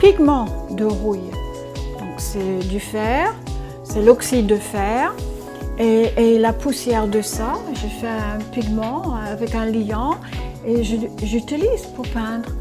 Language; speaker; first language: French; non-native, fluent; English